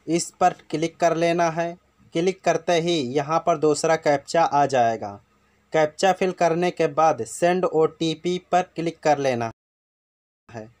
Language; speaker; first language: Hindi; native; Hindi